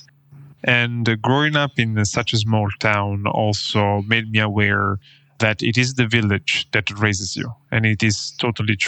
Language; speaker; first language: English; non-native, fluent; Italian